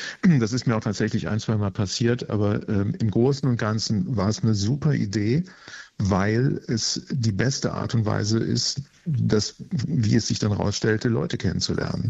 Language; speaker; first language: German; native; German